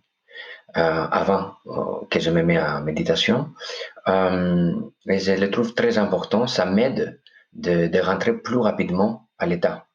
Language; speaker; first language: French; non-native, fluent; Greek